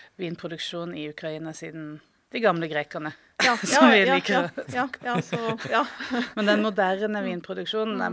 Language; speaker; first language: Norwegian; native; Norwegian